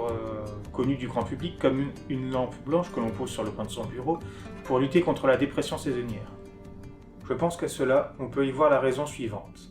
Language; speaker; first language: French; native; French